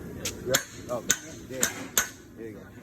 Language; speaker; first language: English; native; English